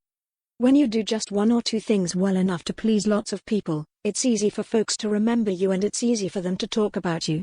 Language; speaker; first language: English; native; English